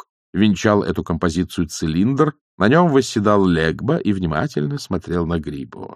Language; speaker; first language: Russian; native; Russian